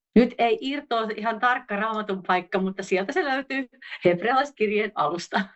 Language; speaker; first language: Finnish; native; Finnish